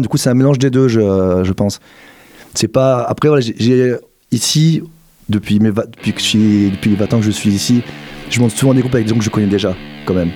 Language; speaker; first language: French; native; French